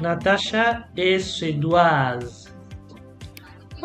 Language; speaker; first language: French; non-native, fluent; Spanish